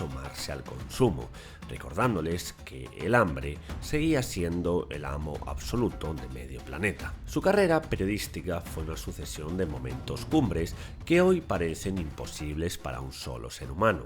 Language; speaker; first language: Spanish; native; Spanish